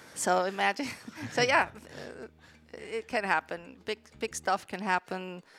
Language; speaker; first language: English; non-native, fluent; Spanish